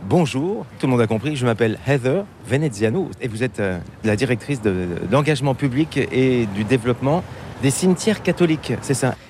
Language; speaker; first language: French; native; French